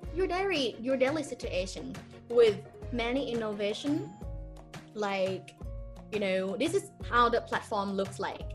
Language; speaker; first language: English; non-native, fluent; Thai